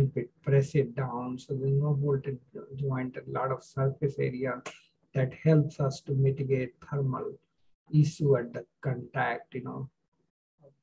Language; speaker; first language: English; non-native, local second language; Hindi